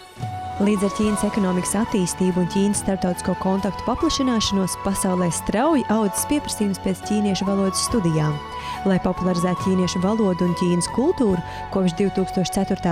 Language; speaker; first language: Latvian; native; Latvian